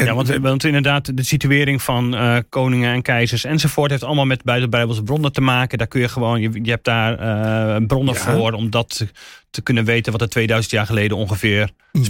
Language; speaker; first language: Dutch; native; Dutch